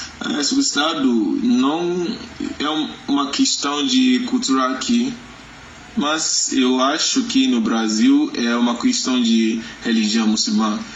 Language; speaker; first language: Portuguese; non-native, learner; Yoruba